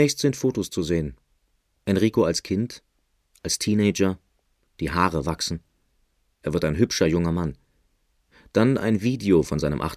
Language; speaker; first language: German; native; German